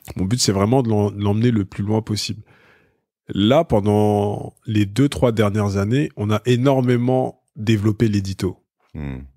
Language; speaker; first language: French; native; French